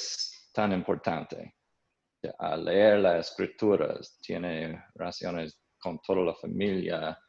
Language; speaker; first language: Spanish; non-native, learner; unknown